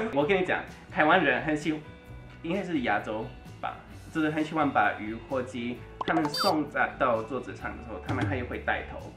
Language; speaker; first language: Chinese; non-native, fluent; Spanish